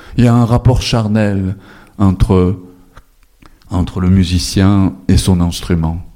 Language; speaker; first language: French; non-native, fluent; Japanese